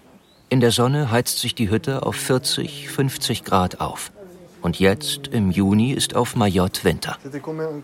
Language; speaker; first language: German; native; German